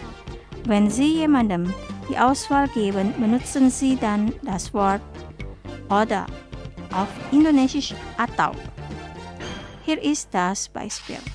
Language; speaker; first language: German; non-native, fluent; Indonesian